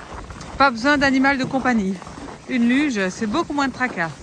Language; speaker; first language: French; native; French